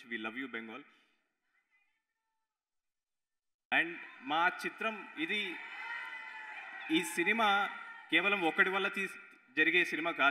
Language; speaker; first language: Telugu; native; Telugu